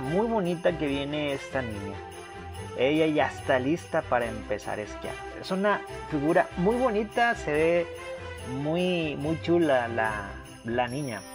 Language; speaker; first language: Spanish; native; Spanish